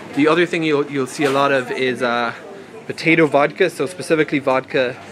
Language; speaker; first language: English; native; English